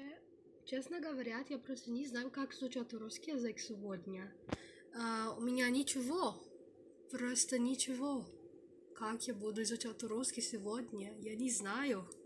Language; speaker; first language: Russian; non-native, learner; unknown